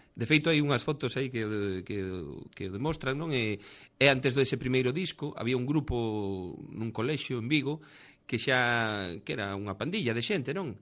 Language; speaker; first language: Galician; native; Galician